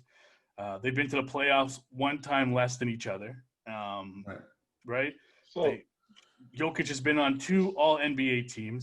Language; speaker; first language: English; native; English